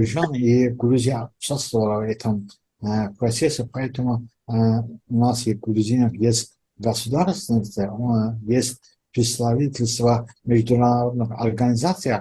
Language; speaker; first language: Russian; non-native, fluent; Azerbaijani